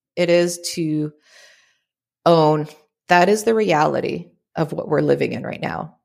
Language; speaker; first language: English; early bilingual, other home language; Filipino